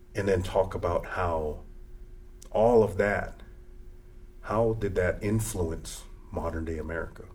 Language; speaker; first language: English; early bilingual, other home language; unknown